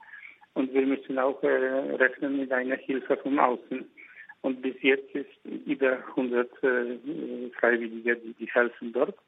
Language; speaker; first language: German; non-native, fluent; Polish